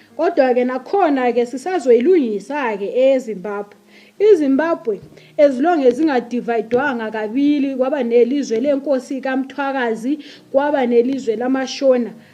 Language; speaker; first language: Zulu; native; Zulu